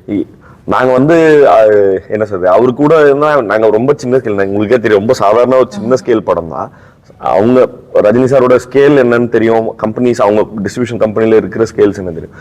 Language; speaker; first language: Tamil; native; Tamil